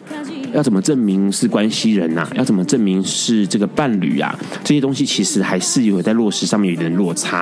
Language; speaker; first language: Chinese; native; Chinese